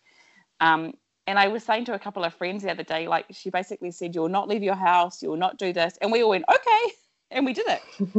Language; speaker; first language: English; native; English